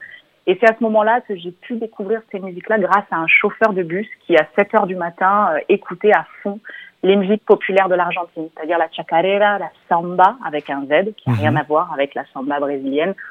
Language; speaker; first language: French; native; French